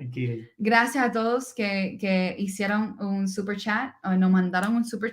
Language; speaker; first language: Spanish; non-native, learner; English